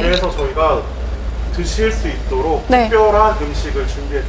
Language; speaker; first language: Korean; native; Korean